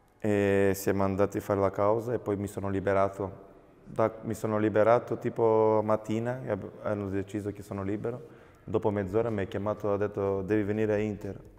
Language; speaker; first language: Italian; non-native, fluent; Macedonian